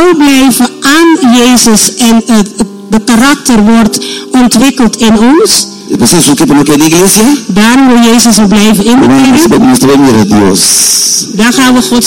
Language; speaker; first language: Dutch; non-native, fluent; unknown